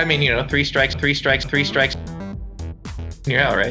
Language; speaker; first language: English; native; English